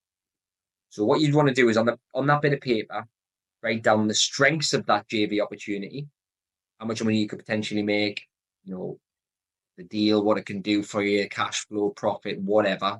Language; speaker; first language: English; native; English